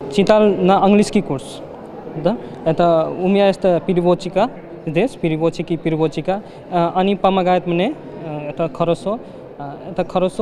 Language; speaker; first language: Russian; non-native, learner; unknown